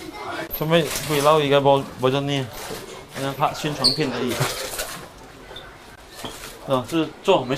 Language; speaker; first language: Chinese; native; Chinese